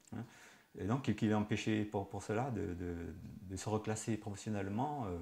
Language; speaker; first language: French; native; French